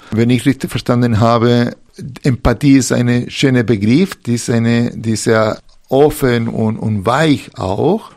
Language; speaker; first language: German; non-native, fluent; Spanish